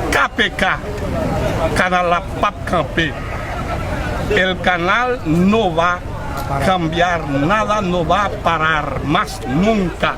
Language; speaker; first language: Spanish; non-native, fluent; Haitian Creole